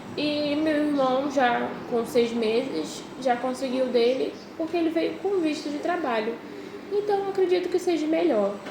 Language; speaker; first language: Portuguese; native; Portuguese